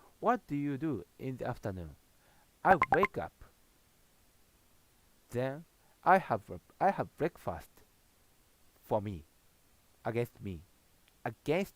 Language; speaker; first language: English; non-native, learner; Japanese